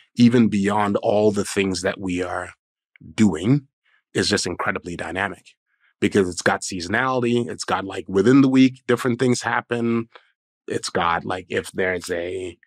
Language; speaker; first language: English; non-native, local second language; Akan